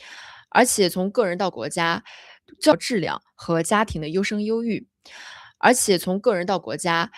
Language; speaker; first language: Chinese; native; Chinese